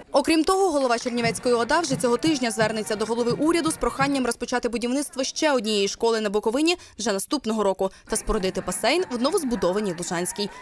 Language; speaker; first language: Ukrainian; native; Ukrainian